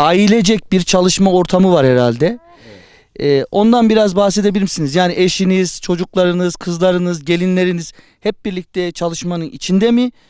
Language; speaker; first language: Turkish; native; Turkish